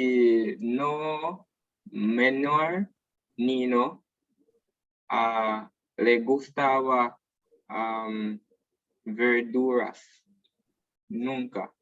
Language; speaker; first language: Spanish; non-native, learner; English